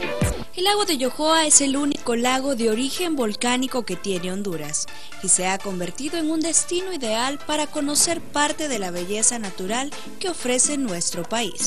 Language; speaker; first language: Spanish; native; Spanish